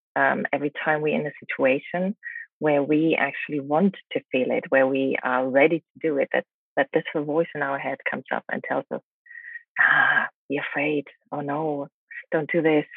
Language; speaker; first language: English; non-native, fluent; German